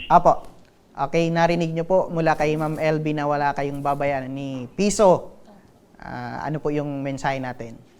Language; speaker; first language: Filipino; non-native, local second language; Bikol